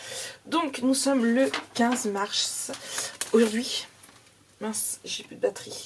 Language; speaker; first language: French; native; French